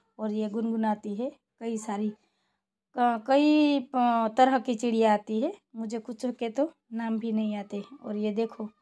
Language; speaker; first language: Hindi; non-native, local second language; Gujarati